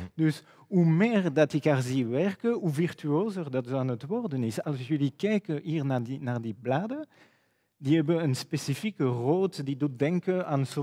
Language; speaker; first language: Dutch; non-native, fluent; French